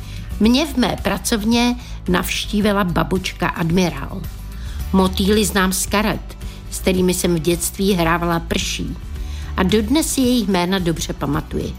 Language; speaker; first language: Czech; native; Czech